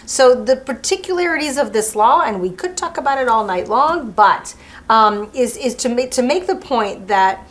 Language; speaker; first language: English; early bilingual, other home language; French